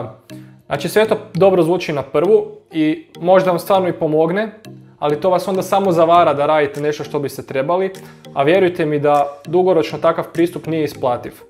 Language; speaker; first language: Croatian; native; Croatian